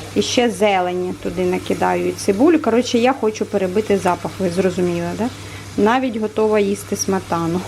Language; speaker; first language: Ukrainian; native; Ukrainian